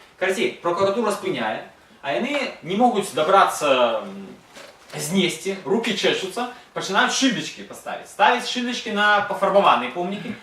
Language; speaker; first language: Belarusian; non-native, local second language; Russian